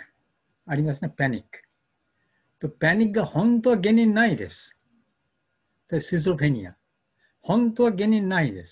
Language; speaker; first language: Japanese; non-native, learner; Bangla